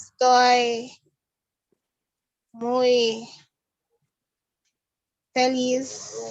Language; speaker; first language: Spanish; non-native, learner; English